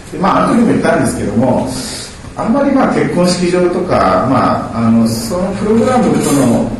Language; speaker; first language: Japanese; native; Japanese